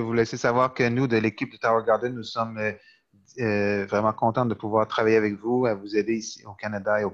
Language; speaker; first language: French; native; French